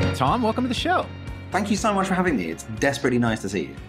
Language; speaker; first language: English; native; English